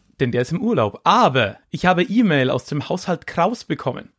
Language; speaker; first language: German; native; German